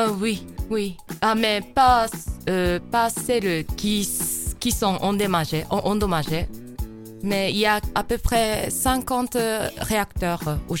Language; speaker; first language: French; non-native, fluent; Japanese